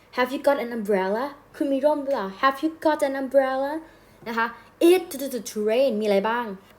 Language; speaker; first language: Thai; native; Thai